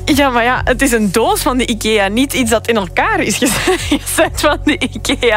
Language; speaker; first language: Dutch; native; Dutch